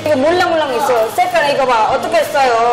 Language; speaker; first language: Korean; non-native, learner; Vietnamese